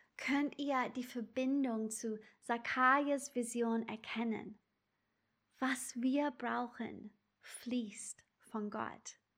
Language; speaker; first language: German; non-native, fluent; English